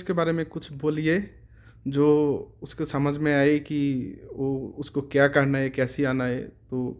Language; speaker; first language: Hindi; non-native, learner; Bangla